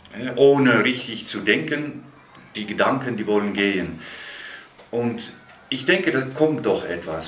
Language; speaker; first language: German; non-native, fluent; Dutch